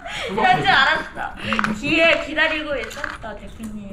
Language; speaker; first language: Korean; non-native, learner; Vietnamese